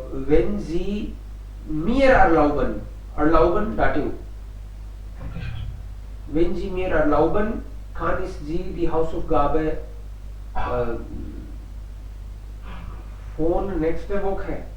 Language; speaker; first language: German; non-native, fluent; Hindi